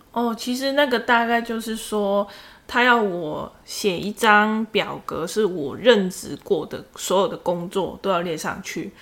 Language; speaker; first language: Chinese; native; Chinese